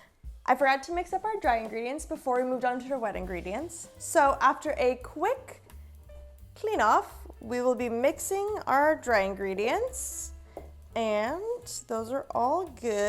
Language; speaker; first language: English; native; English